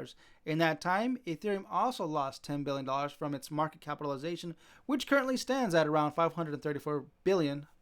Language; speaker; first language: English; native; English